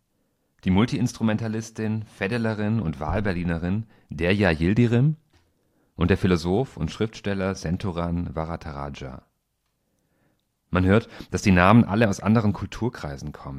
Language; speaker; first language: German; native; German